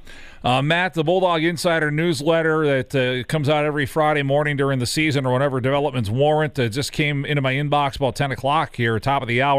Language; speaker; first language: English; native; English